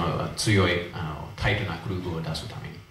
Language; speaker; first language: Japanese; non-native, fluent; English